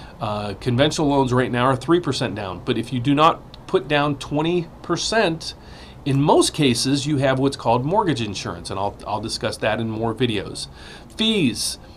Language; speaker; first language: English; native; English